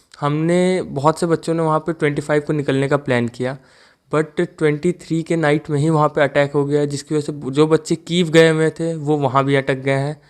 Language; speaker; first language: Hindi; native; Hindi